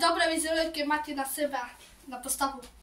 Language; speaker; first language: Slovak; non-native, local second language; Romany